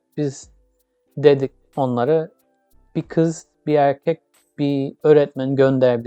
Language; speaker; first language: Turkish; early bilingual, heritage; English